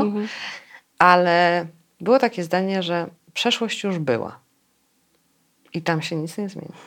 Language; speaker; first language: Polish; native; Polish